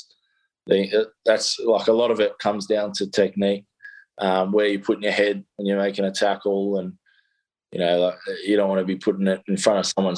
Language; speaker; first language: English; native; English